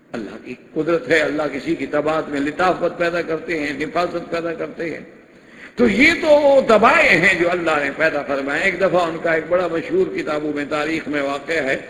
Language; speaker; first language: Urdu; non-native, local second language; Punjabi